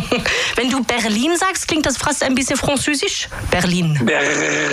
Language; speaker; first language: German; native; German